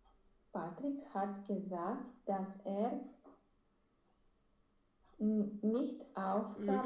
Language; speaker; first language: German; non-native, learner; Romanian